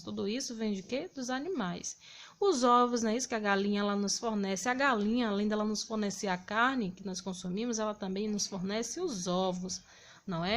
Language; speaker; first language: Portuguese; native; Portuguese